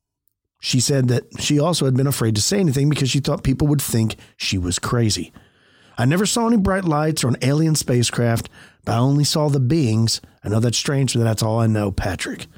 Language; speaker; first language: English; native; English